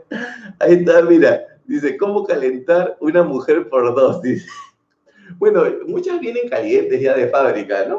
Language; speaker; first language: Spanish; native; Spanish